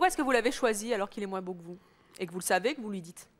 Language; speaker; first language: French; native; French